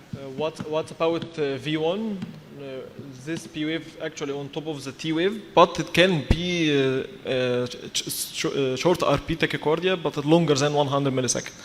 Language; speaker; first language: English; non-native, fluent; Arabic